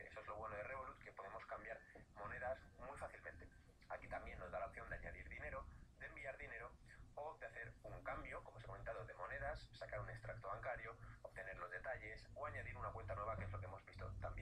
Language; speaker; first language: Spanish; native; Spanish